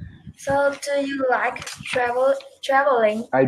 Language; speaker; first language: English; non-native, learner; Vietnamese